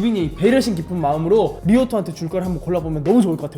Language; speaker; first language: Korean; native; Korean